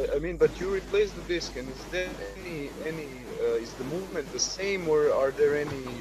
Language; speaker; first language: English; non-native, fluent; Croatian